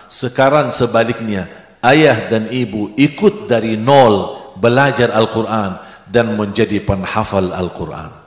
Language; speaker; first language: Indonesian; non-native, fluent; Arabic